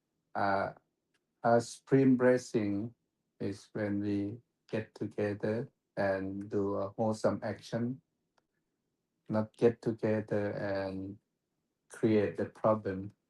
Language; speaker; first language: English; non-native, fluent; Thai